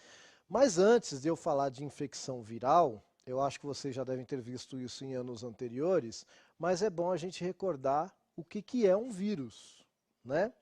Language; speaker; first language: Portuguese; native; Portuguese